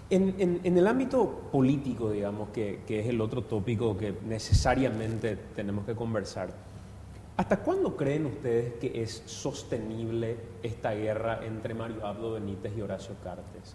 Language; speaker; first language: Spanish; native; Spanish